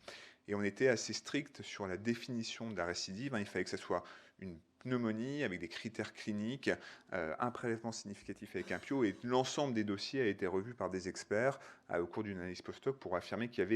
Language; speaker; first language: French; native; French